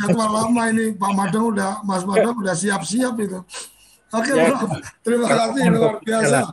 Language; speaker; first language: Malay; native; Malay